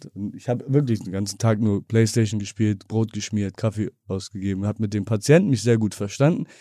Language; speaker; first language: German; native; German